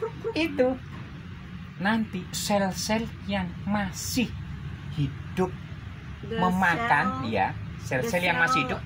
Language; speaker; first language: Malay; non-native, local second language; Javanese